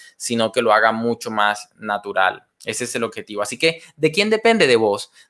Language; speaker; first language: Spanish; native; Spanish